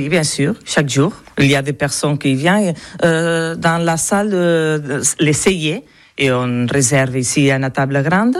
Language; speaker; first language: French; non-native, learner; Catalan